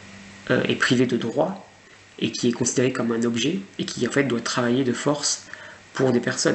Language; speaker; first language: French; native; French